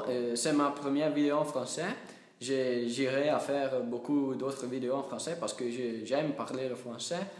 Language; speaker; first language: French; non-native, learner; Italian